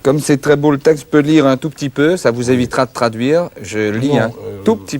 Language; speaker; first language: French; native; French